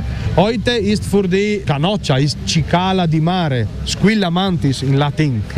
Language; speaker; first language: German; non-native, learner; Italian